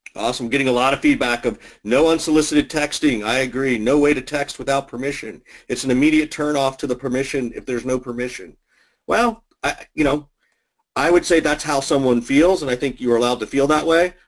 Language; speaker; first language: English; native; English